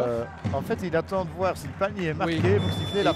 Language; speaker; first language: French; native; French